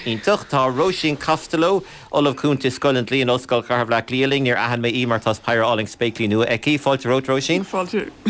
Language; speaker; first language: Irish; native; Irish